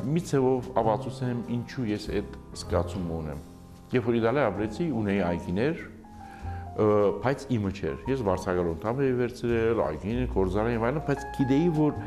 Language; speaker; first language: Armenian; early bilingual, heritage; Armenian